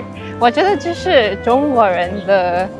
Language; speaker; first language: Chinese; non-native, learner; English